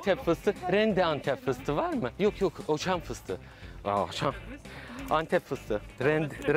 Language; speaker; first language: Turkish; non-native, fluent; Arabic